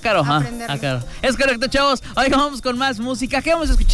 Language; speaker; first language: Spanish; native; Spanish